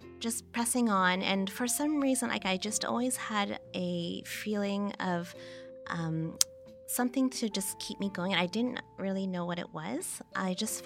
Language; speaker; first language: English; native; English